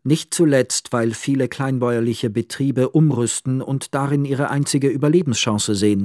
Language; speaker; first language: German; native; German